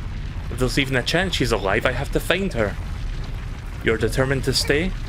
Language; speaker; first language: English; native; English